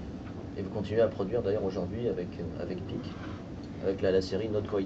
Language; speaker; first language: French; native; French